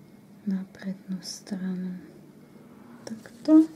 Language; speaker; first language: Slovak; native; Slovak